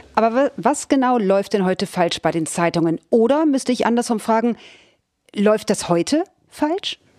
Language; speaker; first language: German; native; German